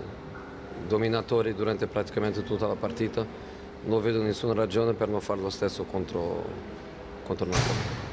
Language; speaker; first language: Italian; non-native, fluent; Portuguese